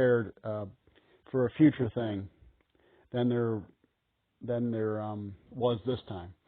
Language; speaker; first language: English; native; English